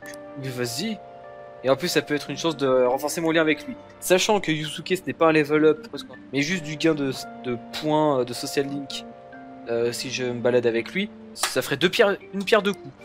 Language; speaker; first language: French; native; French